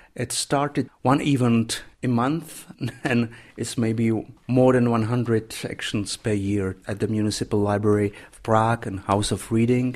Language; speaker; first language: English; non-native, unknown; Czech